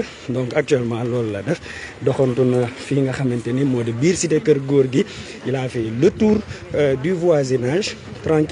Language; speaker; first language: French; non-native, local second language; Wolof